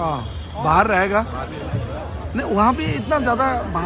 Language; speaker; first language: Hindi; non-native, local second language; Kok Borok